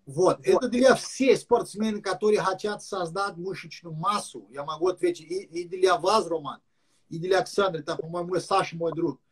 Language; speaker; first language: Russian; non-native, learner; English